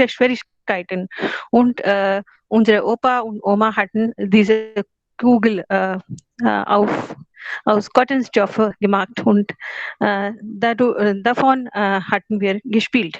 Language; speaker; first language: German; non-native, learner; Hindi